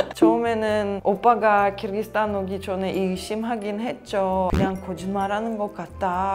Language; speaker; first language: Korean; non-native, fluent; Russian